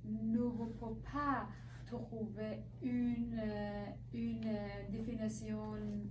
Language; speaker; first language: French; non-native, learner; Persian